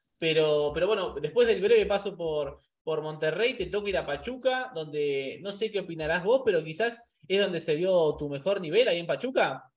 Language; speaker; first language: Spanish; native; Spanish